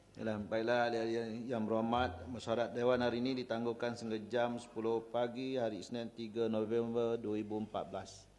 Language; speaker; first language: Malay; non-native, local second language; Chinese